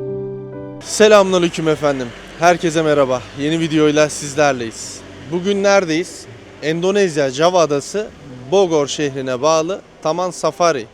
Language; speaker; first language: Turkish; native; Turkish